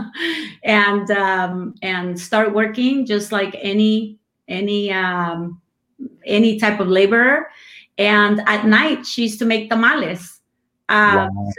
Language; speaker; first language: English; non-native, fluent; Spanish